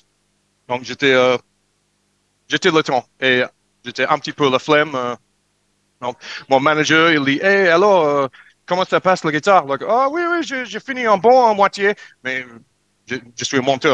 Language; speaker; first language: French; non-native, learner; English